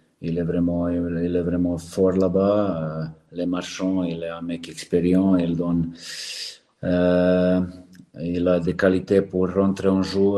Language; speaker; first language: French; non-native, learner; Serbian